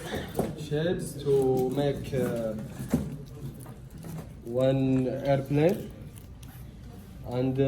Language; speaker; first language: English; non-native, learner; Arabic